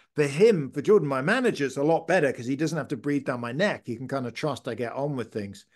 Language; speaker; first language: English; native; English